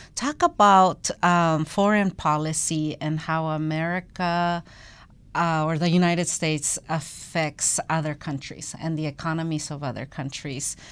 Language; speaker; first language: English; non-native, fluent; Spanish